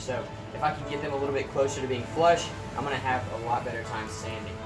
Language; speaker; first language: English; native; English